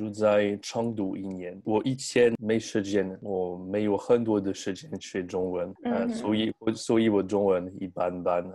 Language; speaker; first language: Chinese; non-native, learner; French